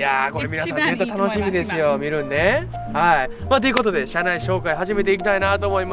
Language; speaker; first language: Japanese; native; Japanese